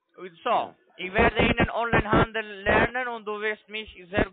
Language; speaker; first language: German; non-native, learner; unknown